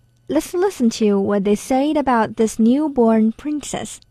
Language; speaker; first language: English; non-native, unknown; Chinese